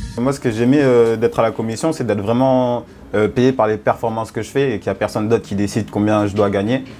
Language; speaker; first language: French; native; French